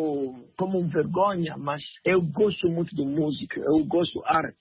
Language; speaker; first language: Portuguese; non-native, learner; French